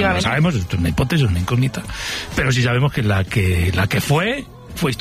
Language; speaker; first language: Spanish; native; Spanish